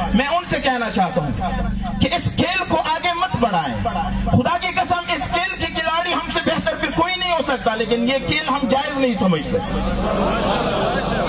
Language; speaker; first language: Urdu; non-native, local second language; Pashto